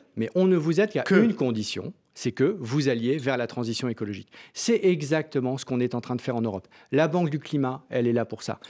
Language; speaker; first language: French; native; French